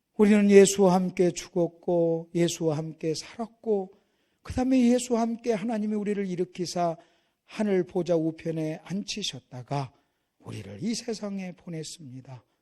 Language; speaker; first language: Korean; native; Korean